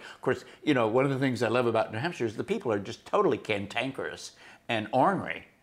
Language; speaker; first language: English; native; English